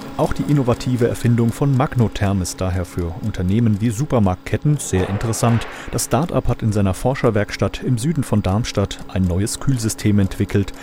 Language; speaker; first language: German; native; German